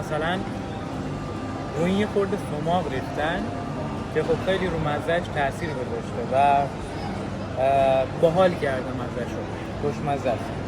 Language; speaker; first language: Persian; native; Persian